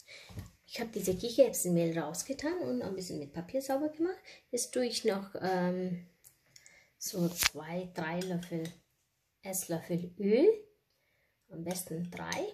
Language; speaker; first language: German; non-native, learner; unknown